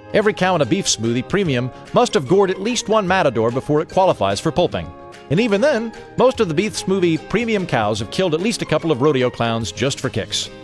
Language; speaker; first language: English; native; English